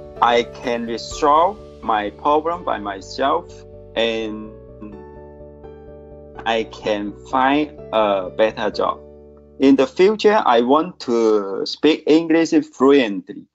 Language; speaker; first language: English; non-native, learner; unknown